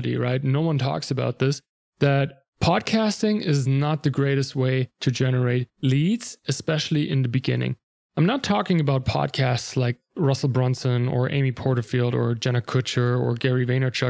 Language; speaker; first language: English; non-native, fluent; German